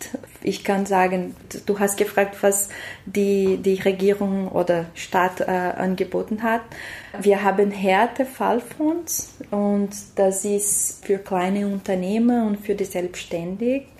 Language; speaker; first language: German; non-native, learner; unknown